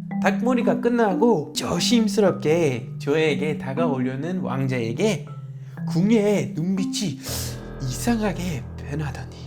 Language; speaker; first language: Korean; native; Korean